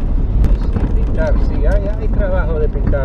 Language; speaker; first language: Spanish; non-native, learner; English